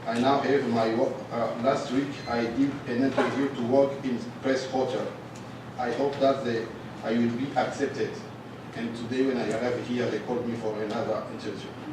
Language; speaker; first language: English; non-native, learner; Rundi